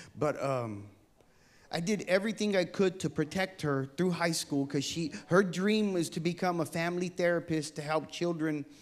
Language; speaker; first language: English; native; English